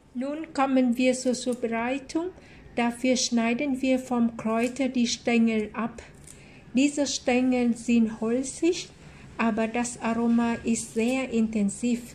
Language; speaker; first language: German; non-native, fluent; Vietnamese